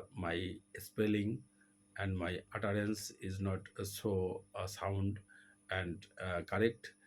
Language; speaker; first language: English; non-native, local second language; Bangla